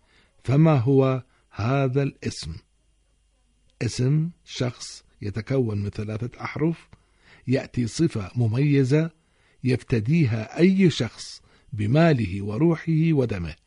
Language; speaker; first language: Arabic; native; Arabic